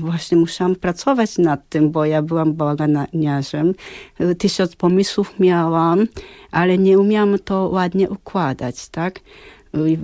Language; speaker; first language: Polish; non-native, fluent; Japanese